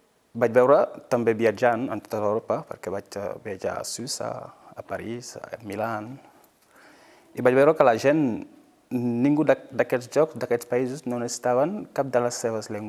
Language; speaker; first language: Catalan; non-native, fluent; Fula